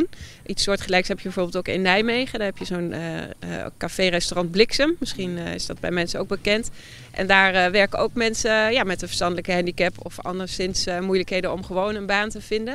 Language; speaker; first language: Dutch; native; Dutch